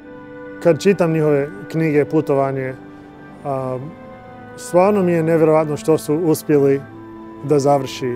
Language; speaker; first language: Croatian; non-native, learner; English